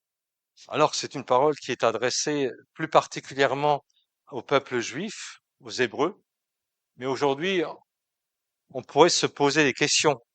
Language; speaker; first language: French; native; French